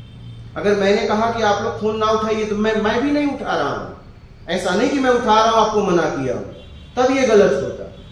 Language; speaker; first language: Hindi; native; Hindi